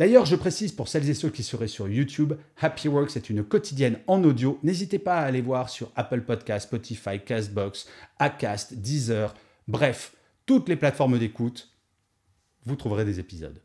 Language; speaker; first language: French; native; French